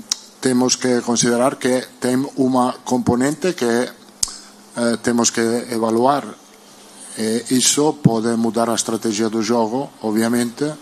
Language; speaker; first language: Portuguese; non-native, learner; Italian